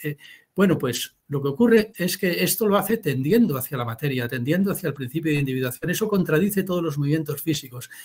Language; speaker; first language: Spanish; native; Spanish